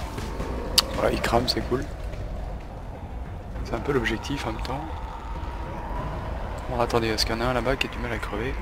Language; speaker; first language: French; native; French